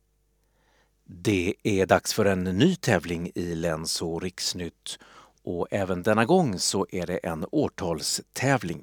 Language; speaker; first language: Swedish; native; Swedish